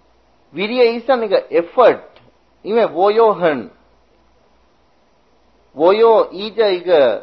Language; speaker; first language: Chinese; non-native, fluent; Sinhala